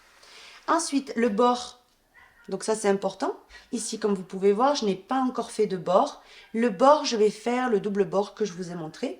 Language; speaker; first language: French; native; French